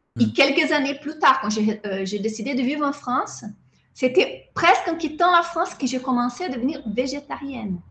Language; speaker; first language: French; non-native, fluent; Portuguese